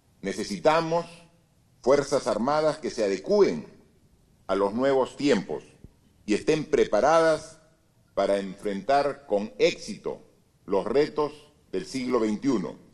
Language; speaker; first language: Spanish; native; Spanish